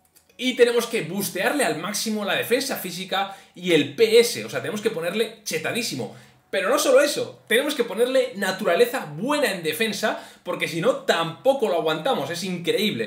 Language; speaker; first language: Spanish; native; Spanish